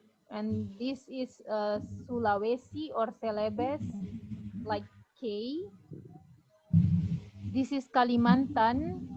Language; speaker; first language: English; non-native, fluent; Indonesian